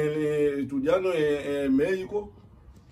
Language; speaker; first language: Spanish; non-native, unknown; Haitian Creole